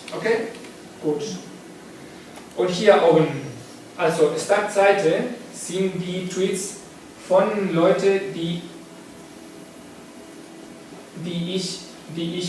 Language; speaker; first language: German; non-native, fluent; Spanish